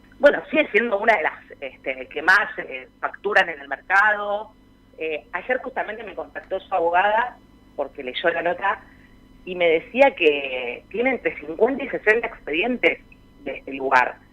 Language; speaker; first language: Spanish; native; Spanish